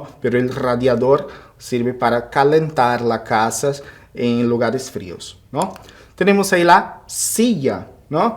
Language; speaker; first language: Spanish; non-native, fluent; Portuguese